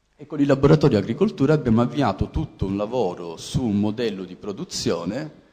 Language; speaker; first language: Italian; native; Italian